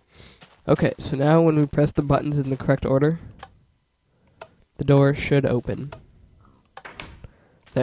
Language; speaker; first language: English; native; English